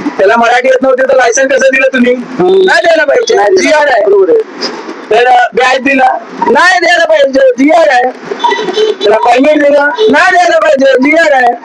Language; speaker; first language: Marathi; non-native, local second language; Hindi